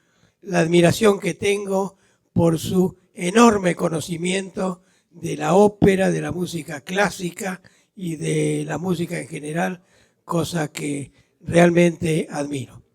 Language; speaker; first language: Spanish; native; Spanish